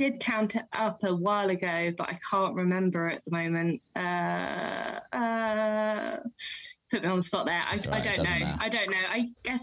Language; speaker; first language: English; native; English